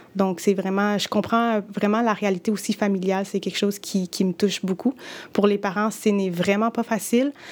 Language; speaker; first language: French; early bilingual, other home language; Spanish